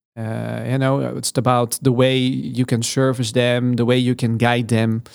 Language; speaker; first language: English; non-native, fluent; Dutch